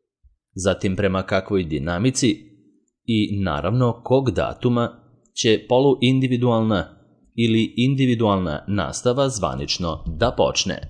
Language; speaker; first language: Serbian; native; Serbian